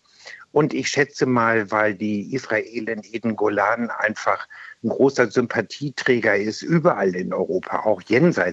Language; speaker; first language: German; native; German